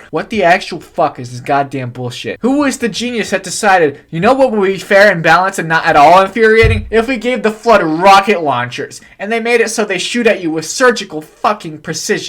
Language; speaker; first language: English; native; English